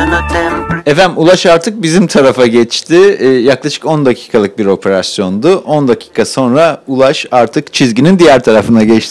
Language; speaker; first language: Turkish; native; Turkish